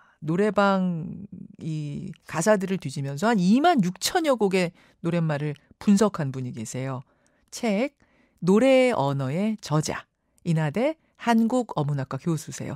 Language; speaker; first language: Korean; native; Korean